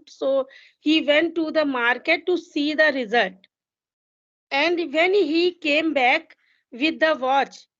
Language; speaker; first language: English; non-native, local second language; Hindi